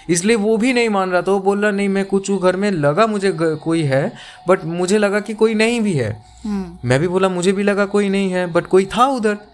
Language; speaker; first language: Hindi; non-native, local second language; Bangla